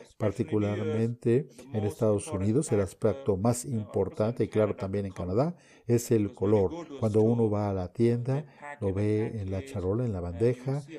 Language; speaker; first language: Spanish; non-native, fluent; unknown